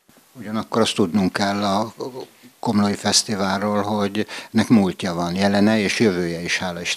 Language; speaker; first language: Hungarian; native; Hungarian